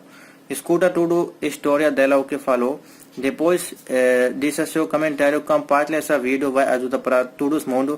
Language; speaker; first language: Portuguese; non-native, learner; Hindi